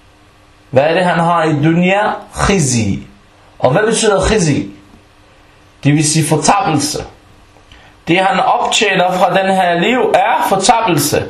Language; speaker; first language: Danish; non-native, fluent; Arabic